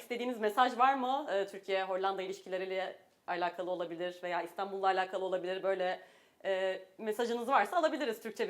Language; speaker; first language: Turkish; native; Turkish